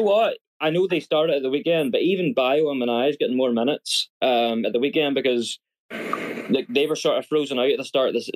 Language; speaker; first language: English; native; English